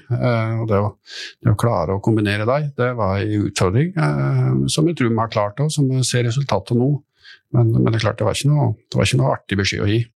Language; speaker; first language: Norwegian; native; Norwegian